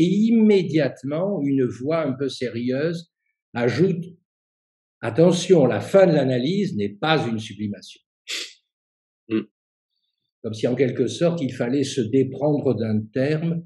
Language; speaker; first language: French; native; French